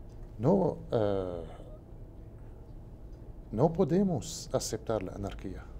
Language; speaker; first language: Portuguese; non-native, learner; Spanish